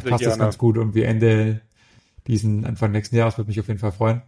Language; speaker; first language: German; native; German